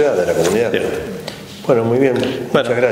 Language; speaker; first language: Spanish; native; Spanish